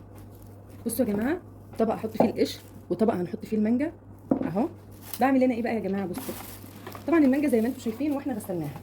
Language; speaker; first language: Arabic; native; Arabic